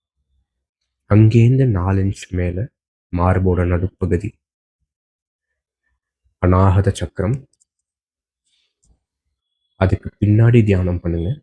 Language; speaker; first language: Tamil; native; Tamil